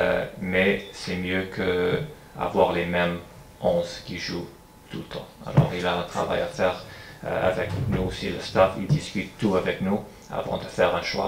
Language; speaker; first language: French; non-native, fluent; English